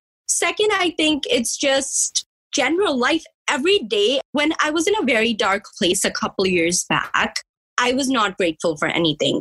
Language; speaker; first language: English; early bilingual, other home language; Punjabi